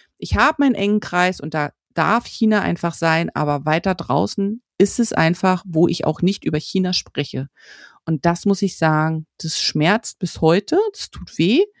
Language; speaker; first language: German; native; German